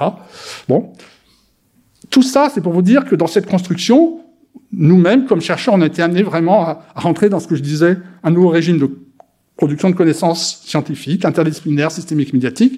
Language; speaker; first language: French; native; French